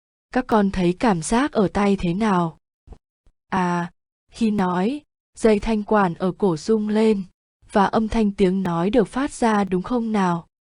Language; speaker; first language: Vietnamese; native; Vietnamese